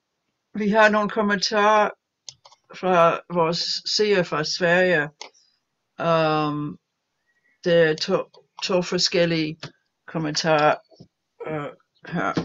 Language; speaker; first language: Danish; non-native, fluent; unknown